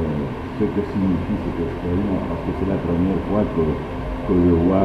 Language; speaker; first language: French; non-native, fluent; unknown